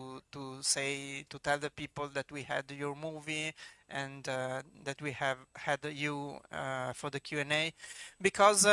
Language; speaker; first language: English; non-native, fluent; Italian